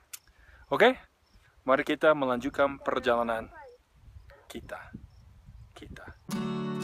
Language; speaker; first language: Indonesian; non-native, fluent; English